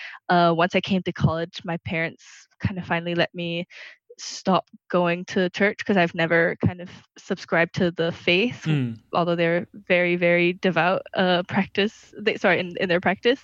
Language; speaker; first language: English; native; English